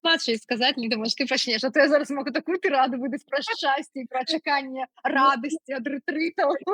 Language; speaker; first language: Belarusian; non-native, local second language; Russian